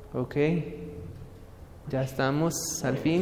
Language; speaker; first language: Spanish; non-native, fluent; English